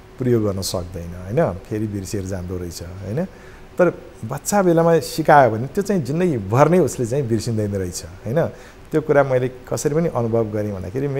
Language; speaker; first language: Nepali; non-native, local second language; Newari